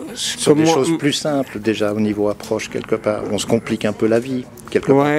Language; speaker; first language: French; native; French